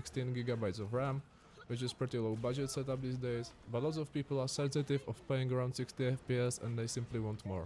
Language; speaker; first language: English; non-native, fluent; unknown